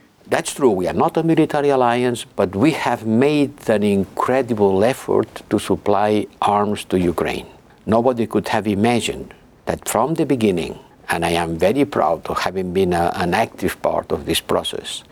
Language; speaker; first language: English; non-native, fluent; Spanish